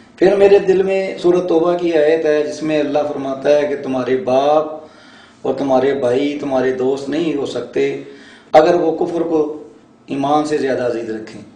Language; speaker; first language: Urdu; non-native, local second language; Punjabi